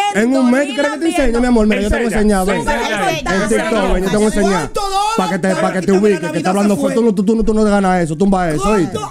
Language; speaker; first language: Spanish; native; Spanish